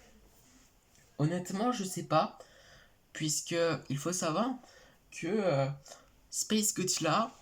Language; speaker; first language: French; native; French